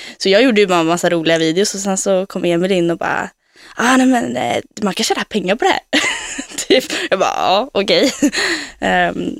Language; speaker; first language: Swedish; native; Swedish